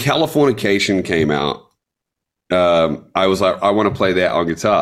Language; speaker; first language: English; native; English